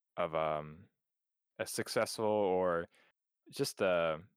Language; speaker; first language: English; native; English